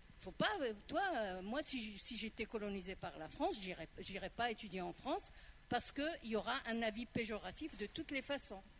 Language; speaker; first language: French; non-native, local second language; Arabic